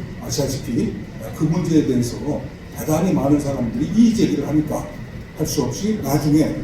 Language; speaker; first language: Korean; native; Korean